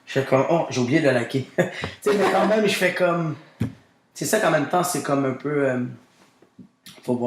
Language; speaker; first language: French; native; French